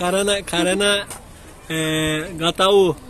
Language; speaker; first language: Indonesian; non-native, learner; Turkish